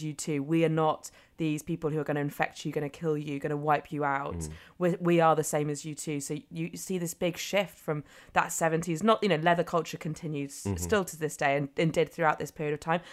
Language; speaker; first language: English; native; English